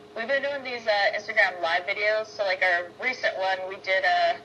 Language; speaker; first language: English; native; English